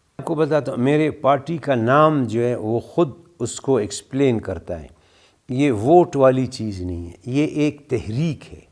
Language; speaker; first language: Urdu; non-native, local second language; Brahui